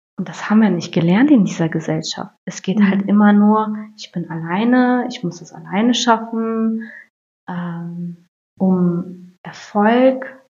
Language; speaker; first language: German; early bilingual, other home language; Turkish